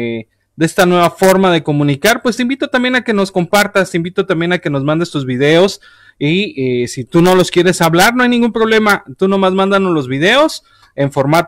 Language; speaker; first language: Spanish; native; Spanish